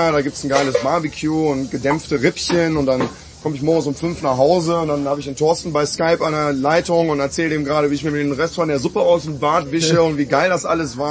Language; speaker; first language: German; native; German